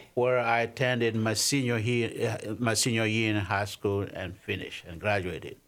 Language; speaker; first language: English; non-native, fluent; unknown